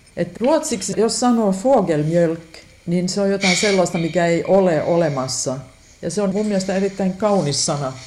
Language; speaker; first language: Finnish; non-native, local second language; Swedish